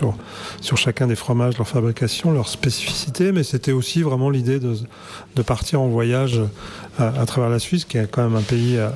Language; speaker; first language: French; native; French